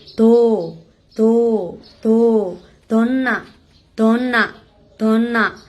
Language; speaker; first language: Japanese; non-native, fluent; Burmese